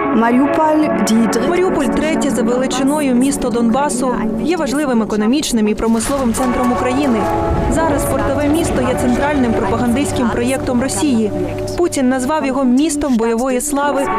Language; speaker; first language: Ukrainian; native; Ukrainian